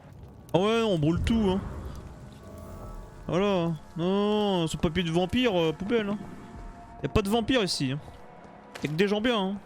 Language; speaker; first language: French; native; French